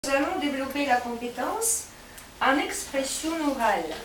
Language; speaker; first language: French; non-native, fluent; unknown